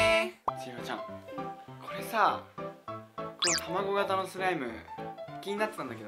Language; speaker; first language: Japanese; native; Japanese